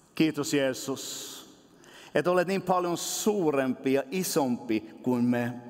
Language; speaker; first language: Finnish; non-native, local second language; Swedish